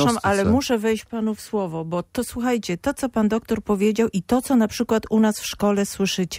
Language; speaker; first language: Polish; native; Polish